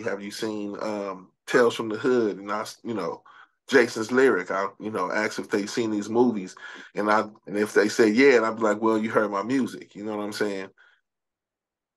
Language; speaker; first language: English; native; English